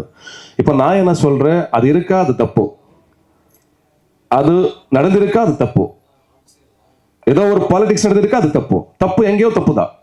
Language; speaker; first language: Tamil; non-native, local second language; Kannada